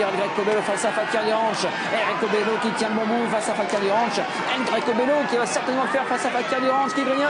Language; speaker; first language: French; native; French